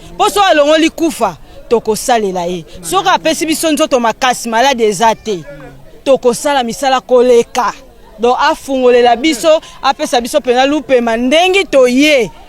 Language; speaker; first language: Lingala; non-native, local second language; Kongo